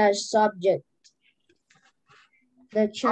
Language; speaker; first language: English; non-native, learner; Spanish